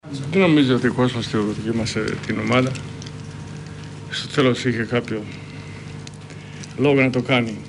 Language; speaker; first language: Greek; non-native, fluent; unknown